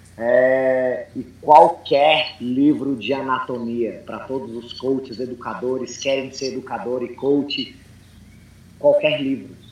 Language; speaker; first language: Portuguese; early bilingual, heritage; Portuguese